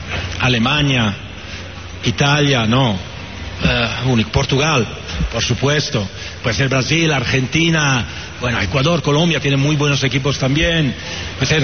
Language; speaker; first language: Spanish; non-native, fluent; Italian